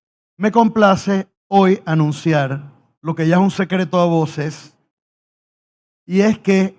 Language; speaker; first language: Spanish; native; Spanish